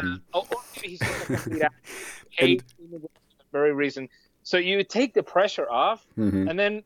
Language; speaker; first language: English; non-native, fluent; Spanish